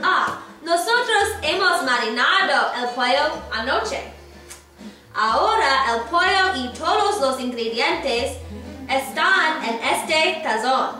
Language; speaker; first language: Spanish; non-native, learner; English